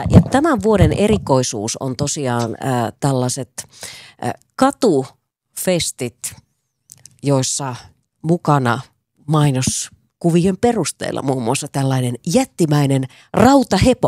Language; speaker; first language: Finnish; native; Finnish